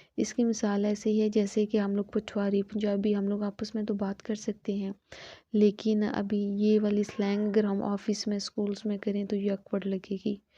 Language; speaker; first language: Urdu; non-native, local second language; Punjabi